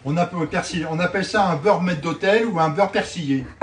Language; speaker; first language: French; native; French